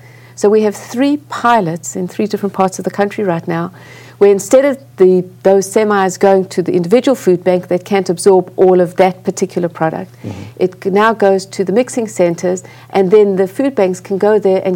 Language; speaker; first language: English; native; English